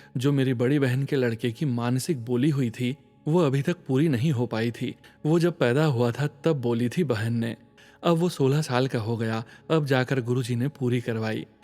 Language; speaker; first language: Hindi; native; Hindi